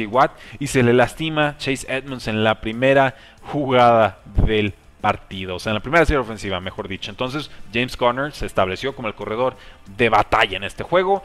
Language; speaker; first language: Spanish; native; Spanish